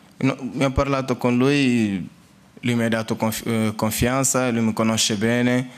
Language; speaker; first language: Italian; non-native, learner; Portuguese